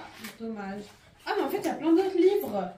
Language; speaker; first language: French; native; French